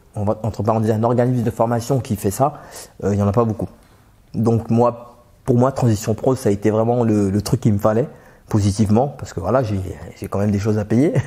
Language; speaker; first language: French; native; French